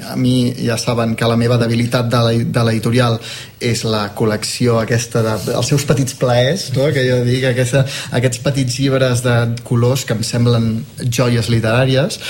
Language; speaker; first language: Catalan; native; Catalan